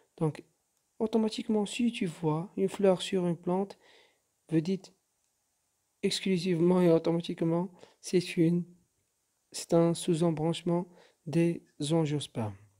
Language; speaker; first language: French; non-native, local second language; Arabic